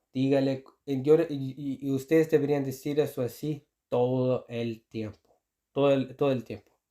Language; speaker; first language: Spanish; non-native, fluent; Icelandic